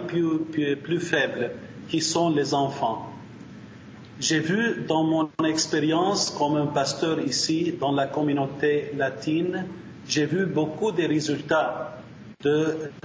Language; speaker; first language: French; non-native, learner; Arabic